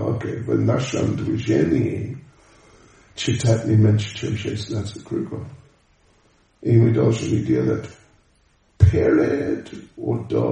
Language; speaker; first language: Russian; non-native, learner; English